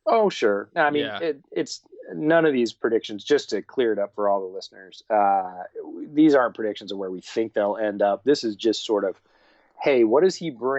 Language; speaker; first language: English; native; English